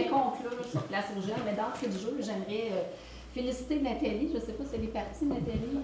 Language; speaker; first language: French; native; French